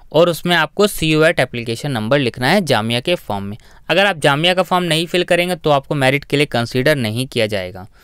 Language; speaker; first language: Hindi; native; Hindi